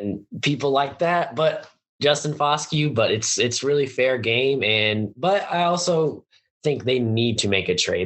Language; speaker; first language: English; native; English